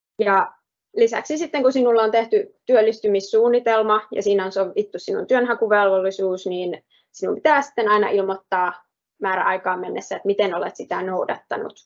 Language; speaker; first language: Finnish; native; Finnish